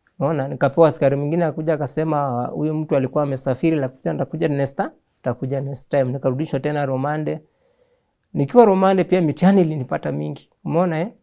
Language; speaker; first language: Swahili; native; Swahili